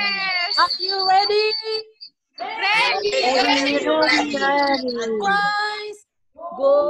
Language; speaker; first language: English; non-native, fluent; Indonesian